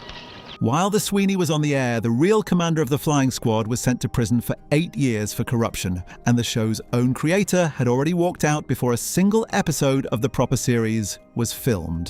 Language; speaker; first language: English; native; English